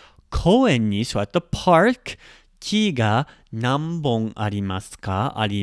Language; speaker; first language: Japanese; non-native, learner; English